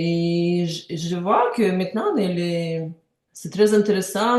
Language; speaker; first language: French; non-native, learner; Ukrainian